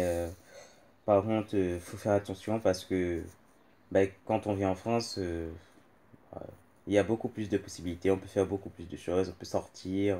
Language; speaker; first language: French; native; French